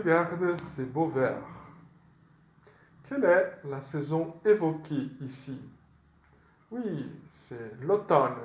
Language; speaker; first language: French; non-native, fluent; Portuguese